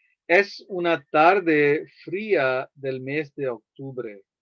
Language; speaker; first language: Spanish; non-native, fluent; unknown